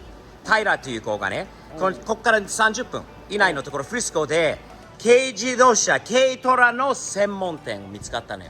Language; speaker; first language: Japanese; non-native, fluent; English